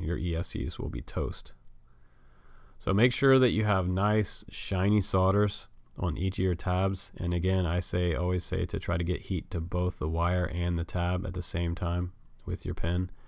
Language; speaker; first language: English; native; English